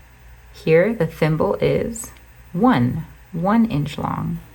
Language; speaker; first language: English; native; English